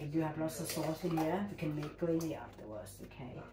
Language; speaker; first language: English; non-native, learner; Thai